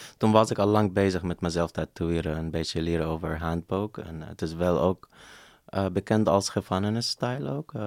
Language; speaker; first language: Dutch; non-native, fluent; Arabic